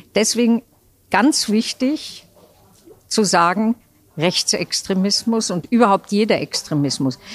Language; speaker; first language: German; native; German